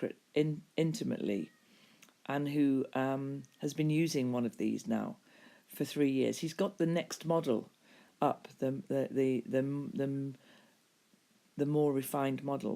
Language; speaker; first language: English; native; English